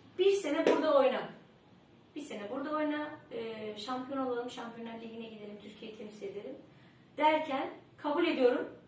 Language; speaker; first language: Turkish; early bilingual, heritage; Turkish